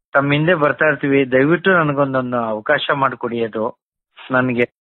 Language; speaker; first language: Kannada; native; Kannada